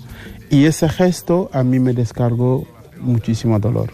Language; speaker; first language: Spanish; non-native, fluent; Wolof